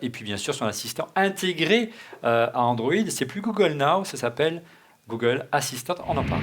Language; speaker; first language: French; native; French